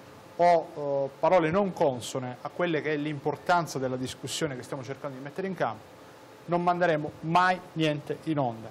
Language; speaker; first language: Italian; native; Italian